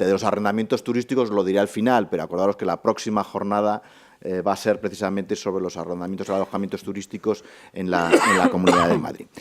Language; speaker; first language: Spanish; native; Spanish